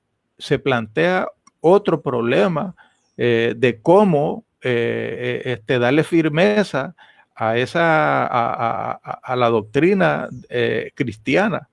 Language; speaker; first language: Spanish; native; Spanish